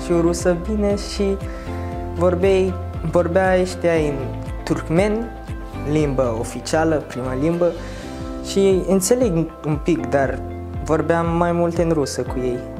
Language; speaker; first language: Romanian; non-native, learner; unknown